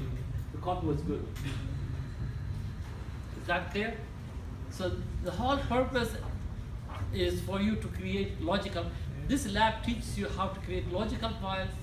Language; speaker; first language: English; non-native, fluent; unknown